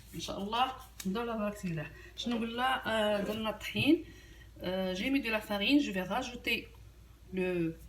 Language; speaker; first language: French; non-native, local second language; Arabic